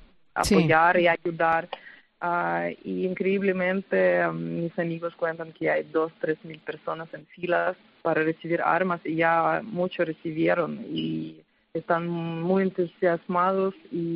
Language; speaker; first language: Spanish; non-native, fluent; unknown